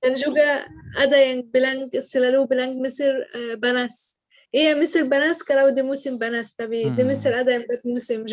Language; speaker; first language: Indonesian; non-native, learner; Arabic